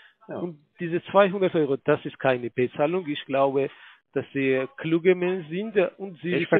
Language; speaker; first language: German; non-native, fluent; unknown